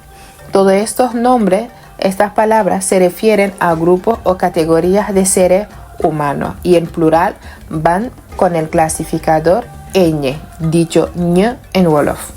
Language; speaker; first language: Spanish; non-native, fluent; Wolof